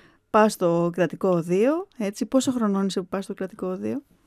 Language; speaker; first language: Greek; native; Greek